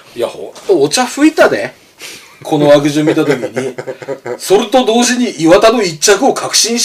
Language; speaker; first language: Japanese; native; Japanese